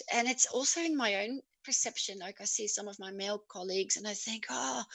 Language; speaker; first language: English; non-native, fluent; Dutch